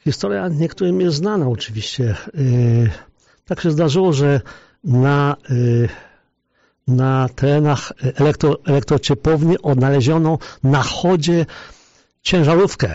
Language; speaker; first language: Polish; native; Polish